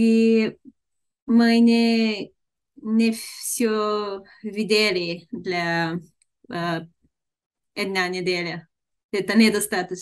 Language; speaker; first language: Russian; non-native, learner; Bulgarian